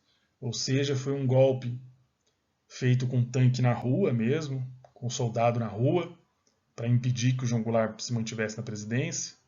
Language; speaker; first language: Portuguese; native; Portuguese